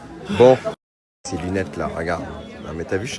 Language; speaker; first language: French; native; French